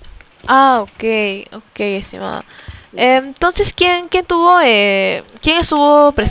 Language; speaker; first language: Spanish; native; Spanish